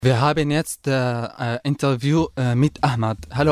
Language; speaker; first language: German; non-native, learner; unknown